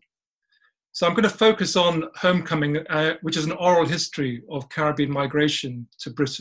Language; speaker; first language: English; native; English